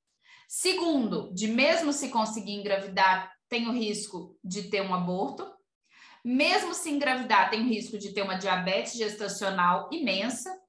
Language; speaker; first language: Portuguese; native; Portuguese